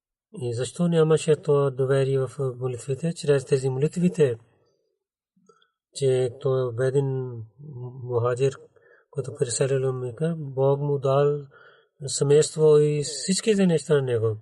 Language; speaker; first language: Bulgarian; non-native, learner; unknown